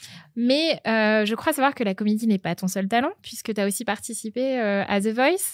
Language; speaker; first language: French; native; French